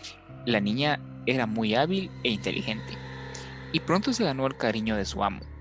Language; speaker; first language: Spanish; native; Spanish